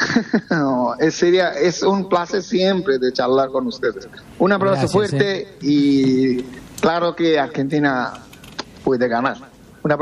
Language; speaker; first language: Spanish; non-native, fluent; Bangla